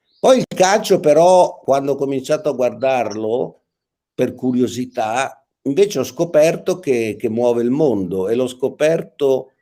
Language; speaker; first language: Italian; native; Italian